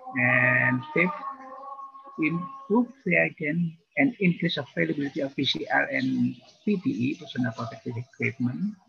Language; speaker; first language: English; non-native, fluent; Indonesian